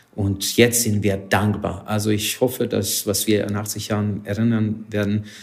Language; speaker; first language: German; non-native, fluent; Hungarian